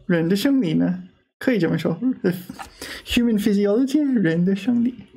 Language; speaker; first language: Chinese; non-native, learner; English